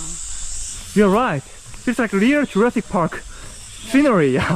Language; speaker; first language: English; non-native, fluent; Korean